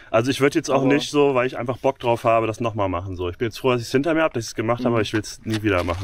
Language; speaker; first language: German; native; German